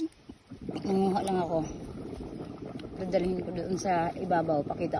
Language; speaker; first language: Filipino; non-native, local second language; Cebuano